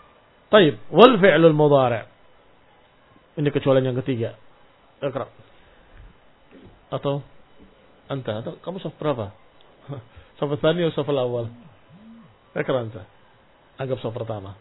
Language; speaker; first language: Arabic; non-native, fluent; Indonesian